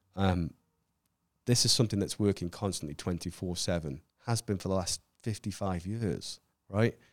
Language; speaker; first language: English; native; English